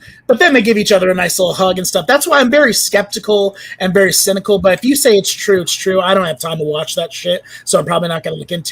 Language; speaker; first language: English; native; English